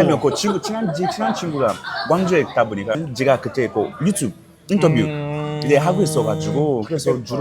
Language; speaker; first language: Korean; non-native, fluent; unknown